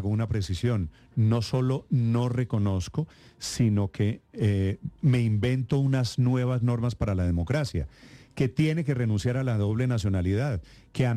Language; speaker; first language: Spanish; native; Spanish